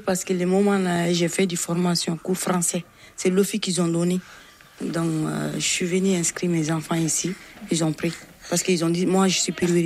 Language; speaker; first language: French; non-native, learner; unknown